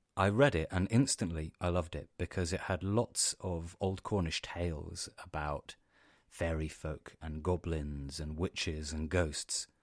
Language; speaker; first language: English; native; English